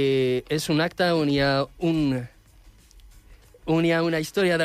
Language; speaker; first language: Catalan; non-native, fluent; French